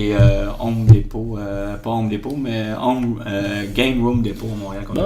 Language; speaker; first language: French; native; French